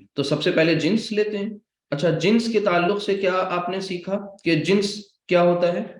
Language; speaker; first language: Urdu; native; Urdu